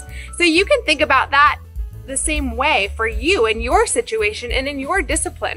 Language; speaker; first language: English; native; English